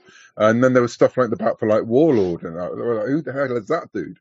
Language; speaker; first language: English; native; English